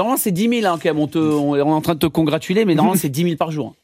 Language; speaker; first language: French; native; French